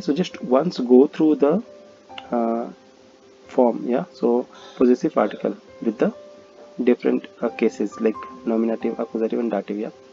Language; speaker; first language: English; non-native, local second language; Hindi